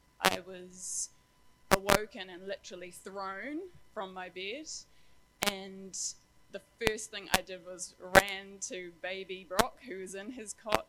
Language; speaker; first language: English; native; English